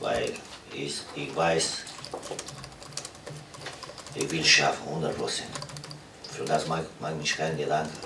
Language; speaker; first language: German; non-native, fluent; Romanian